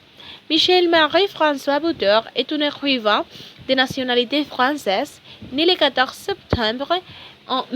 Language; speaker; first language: French; non-native, learner; Spanish